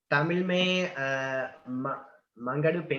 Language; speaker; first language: Hindi; non-native, learner; Italian